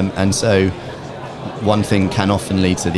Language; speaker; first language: English; native; English